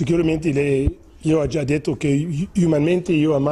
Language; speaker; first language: Italian; non-native, fluent; English